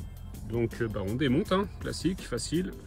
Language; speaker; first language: French; native; French